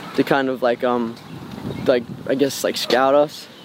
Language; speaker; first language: English; native; English